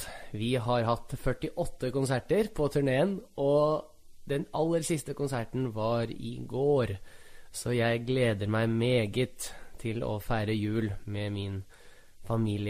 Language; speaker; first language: Norwegian; early bilingual, other home language; Russian